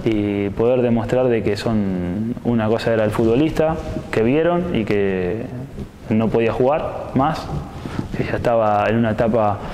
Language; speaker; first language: Spanish; native; Spanish